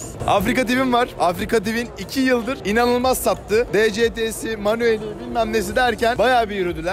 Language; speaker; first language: Turkish; native; Turkish